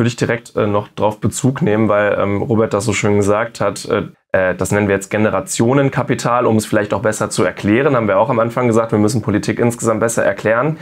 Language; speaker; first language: German; native; German